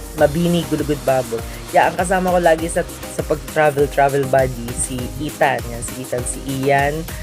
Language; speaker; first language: Filipino; native; Filipino